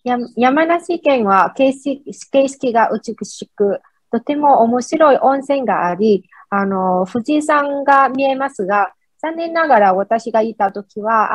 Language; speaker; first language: Japanese; non-native, fluent; Vietnamese